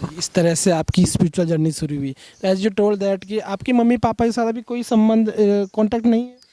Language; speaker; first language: Hindi; native; Hindi